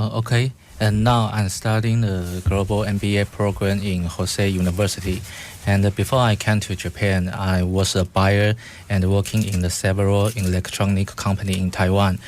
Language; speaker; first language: English; non-native, fluent; Chinese